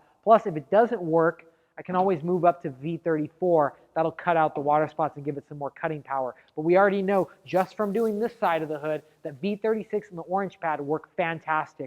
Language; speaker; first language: English; native; English